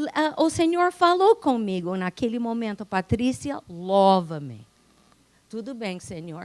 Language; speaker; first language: Portuguese; non-native, fluent; English